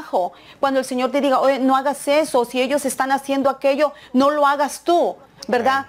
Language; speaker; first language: Spanish; native; Spanish